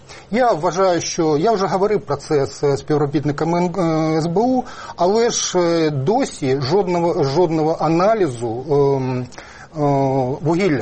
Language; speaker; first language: Ukrainian; native; Ukrainian